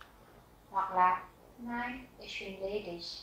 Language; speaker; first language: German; non-native, fluent; Vietnamese